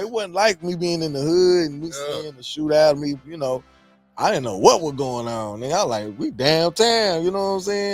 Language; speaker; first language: English; native; English